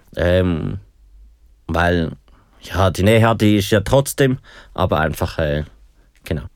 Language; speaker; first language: German; native; German